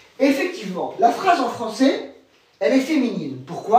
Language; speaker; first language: French; non-native, fluent; Spanish